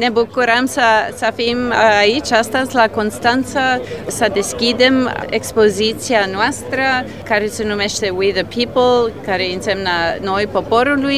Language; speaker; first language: Romanian; non-native, fluent; English